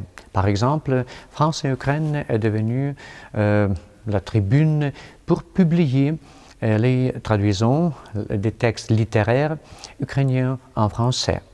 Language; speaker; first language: French; non-native, fluent; Ukrainian